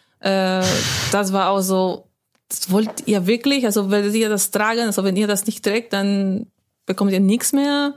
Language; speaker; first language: German; non-native, fluent; Spanish